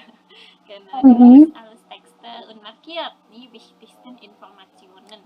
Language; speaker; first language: German; non-native, fluent; Indonesian